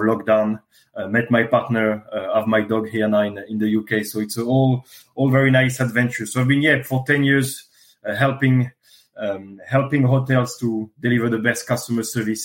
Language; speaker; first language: English; non-native, fluent; French